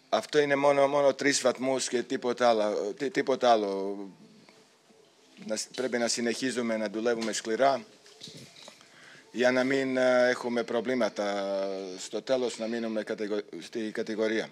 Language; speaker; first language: Greek; non-native, fluent; Serbian